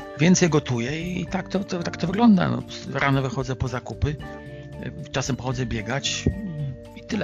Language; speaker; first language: Polish; native; Polish